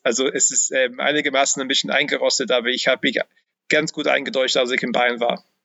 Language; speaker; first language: German; non-native, fluent; English